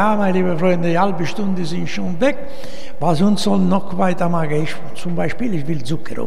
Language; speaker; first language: German; non-native, fluent; Italian